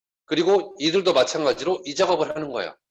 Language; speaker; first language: Korean; native; Korean